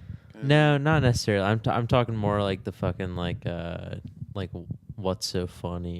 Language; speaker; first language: English; native; English